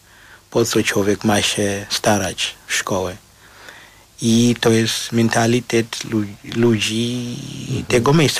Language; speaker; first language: Polish; non-native, fluent; Shona